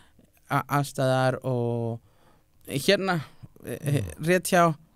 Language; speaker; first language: Icelandic; non-native, learner; Spanish